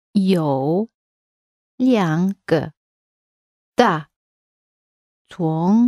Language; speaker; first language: Chinese; non-native, learner; English